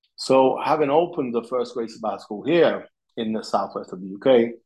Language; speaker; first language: English; non-native, fluent; Italian